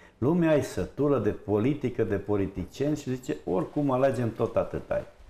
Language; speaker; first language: Romanian; non-native, local second language; Hungarian